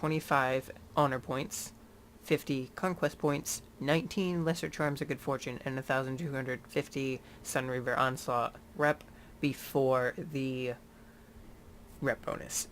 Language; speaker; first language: English; native; English